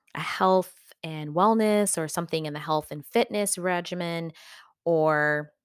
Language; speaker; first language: English; native; English